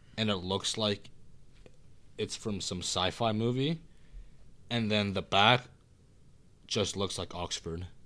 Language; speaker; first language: English; early bilingual, other home language; Korean